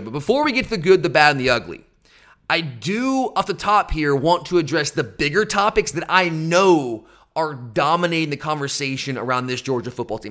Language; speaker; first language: English; native; English